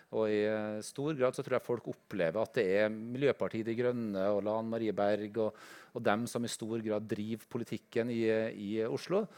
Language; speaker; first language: Norwegian; native; Norwegian